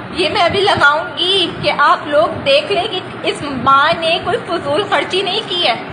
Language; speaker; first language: Urdu; native; Urdu